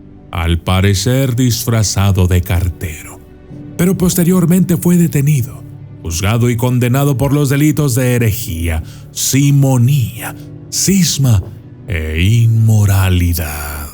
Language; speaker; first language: Spanish; native; Spanish